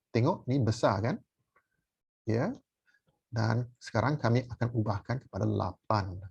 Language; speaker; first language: Malay; non-native, fluent; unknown